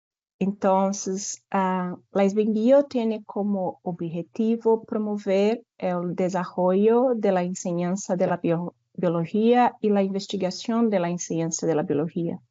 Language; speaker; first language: Spanish; non-native, fluent; Portuguese